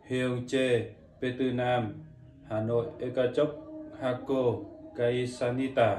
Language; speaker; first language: Korean; non-native, learner; Vietnamese